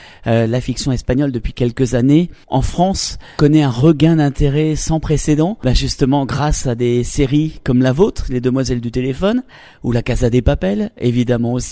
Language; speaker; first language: French; native; French